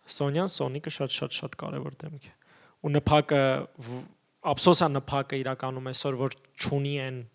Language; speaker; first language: Armenian; native; Armenian